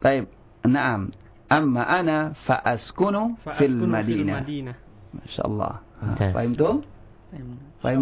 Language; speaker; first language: Arabic; non-native, fluent; Indonesian